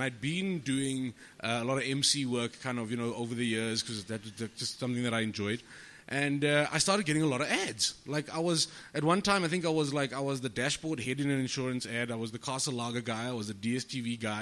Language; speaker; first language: English; native; English